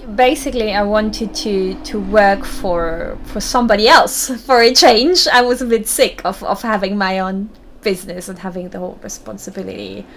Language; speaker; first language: English; non-native, fluent; German